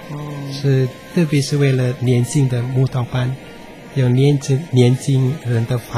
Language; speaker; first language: Chinese; non-native, fluent; Indonesian